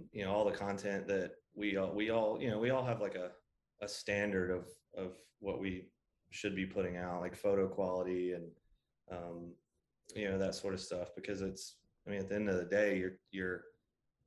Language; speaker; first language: English; native; English